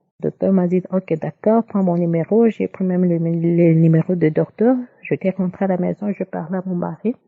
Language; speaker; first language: French; non-native, local second language; Lingala